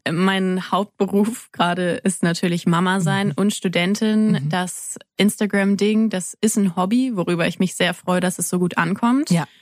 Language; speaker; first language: German; native; German